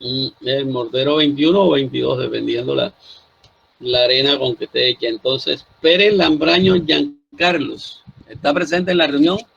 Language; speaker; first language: Spanish; native; Spanish